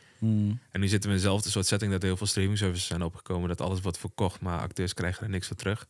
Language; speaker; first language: Dutch; early bilingual, other home language; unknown